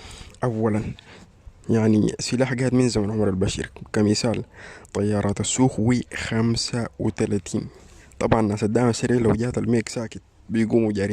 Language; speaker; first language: Arabic; native; Arabic